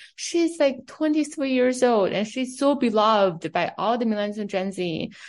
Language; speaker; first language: English; non-native, fluent; Chinese